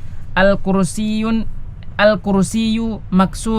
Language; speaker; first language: Arabic; non-native, learner; Indonesian